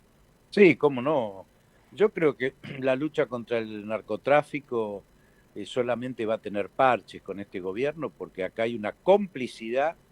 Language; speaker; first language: Spanish; native; Spanish